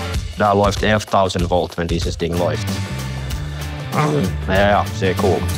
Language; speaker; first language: German; non-native, fluent; Finnish